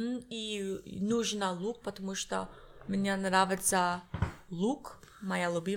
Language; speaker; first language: Russian; non-native, learner; English